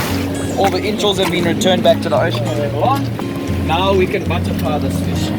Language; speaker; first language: English; native; English